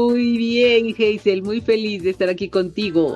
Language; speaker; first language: Spanish; native; Spanish